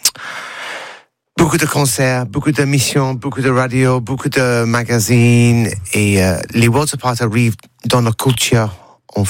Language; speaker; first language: French; non-native, learner; English